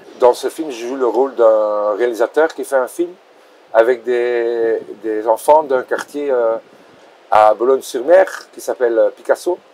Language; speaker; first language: French; non-native, local second language; Dutch